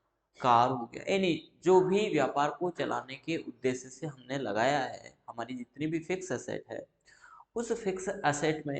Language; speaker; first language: Hindi; native; Hindi